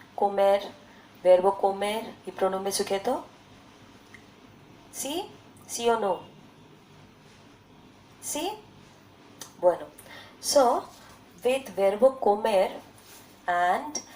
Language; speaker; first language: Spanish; non-native, learner; Bangla